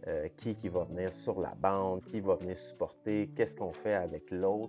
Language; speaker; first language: French; native; French